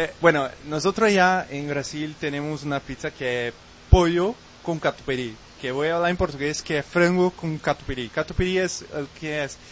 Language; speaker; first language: Spanish; non-native, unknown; Portuguese